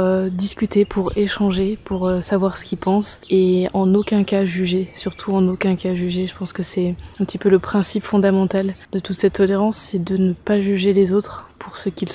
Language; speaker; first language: French; native; French